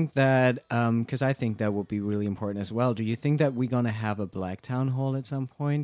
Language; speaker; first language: English; non-native, fluent; German